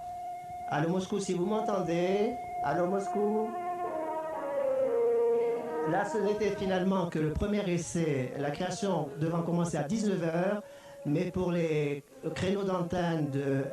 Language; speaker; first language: French; native; French